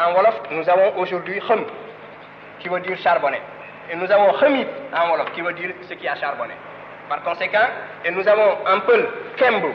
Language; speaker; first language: French; non-native, local second language; Wolof